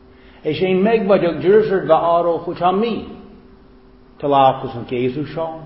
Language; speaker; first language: Hungarian; non-native, fluent; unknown